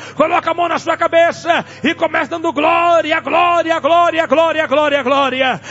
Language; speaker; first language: Portuguese; non-native, local second language; Tsonga